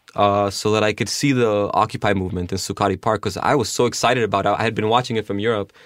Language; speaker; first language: English; early bilingual, other home language; Spanish